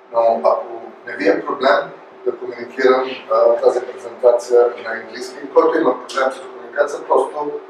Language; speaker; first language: Bulgarian; early bilingual, other home language; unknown